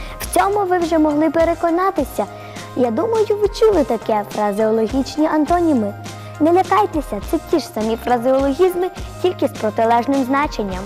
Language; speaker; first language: Ukrainian; native; Ukrainian